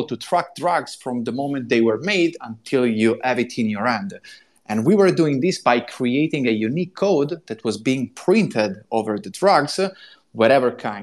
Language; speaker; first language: English; non-native, fluent; Italian